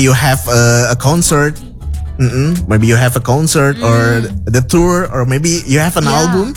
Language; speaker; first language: English; non-native, fluent; Indonesian